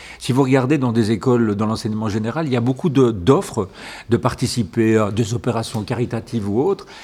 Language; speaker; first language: French; native; French